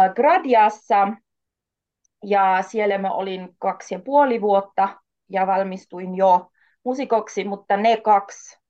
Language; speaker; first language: Finnish; non-native, fluent; German